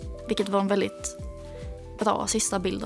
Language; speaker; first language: Swedish; native; Swedish